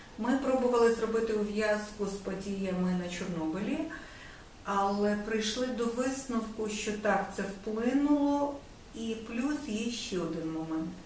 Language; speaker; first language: Ukrainian; native; Ukrainian